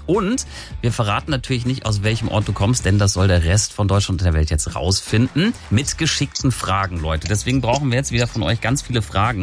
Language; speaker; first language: German; native; German